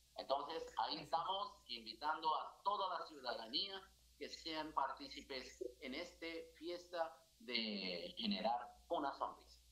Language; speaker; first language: Spanish; non-native, fluent; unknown